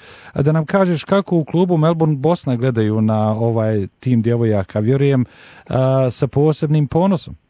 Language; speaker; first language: Serbian; native; Serbian